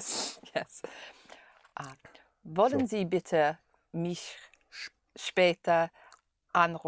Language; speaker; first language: German; non-native, learner; English